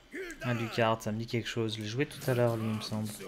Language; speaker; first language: French; native; French